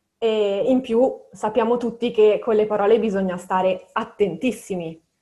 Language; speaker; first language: Italian; native; Italian